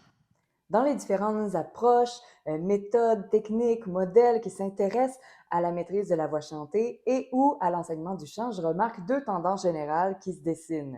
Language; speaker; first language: French; native; French